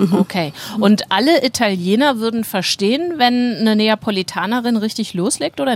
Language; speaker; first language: German; native; German